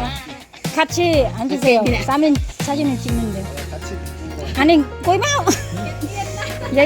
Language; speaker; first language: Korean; non-native, fluent; Khmer